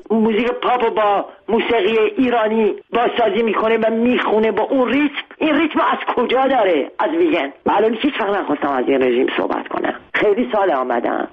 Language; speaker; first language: Persian; non-native, local second language; Armenian